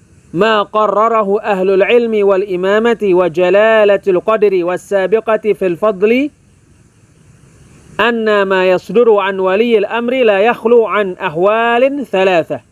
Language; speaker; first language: Arabic; non-native, local second language; Indonesian